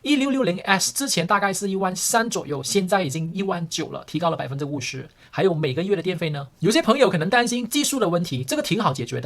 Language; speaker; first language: Chinese; early bilingual, heritage; Chinese